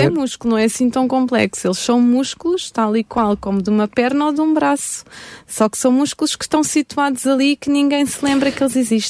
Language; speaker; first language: Portuguese; native; Portuguese